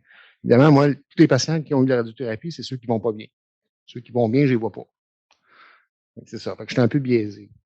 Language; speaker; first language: French; native; French